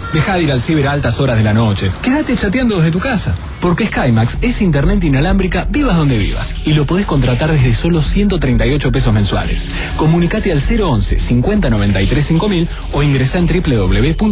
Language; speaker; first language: Spanish; native; Spanish